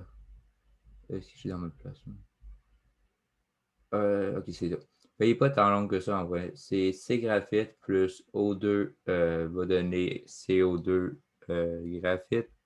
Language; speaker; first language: French; native; French